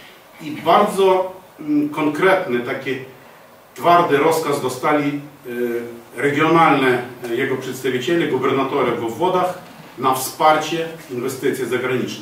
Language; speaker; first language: Polish; non-native, fluent; Ukrainian